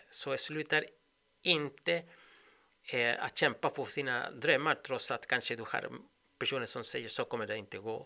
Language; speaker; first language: Swedish; non-native, fluent; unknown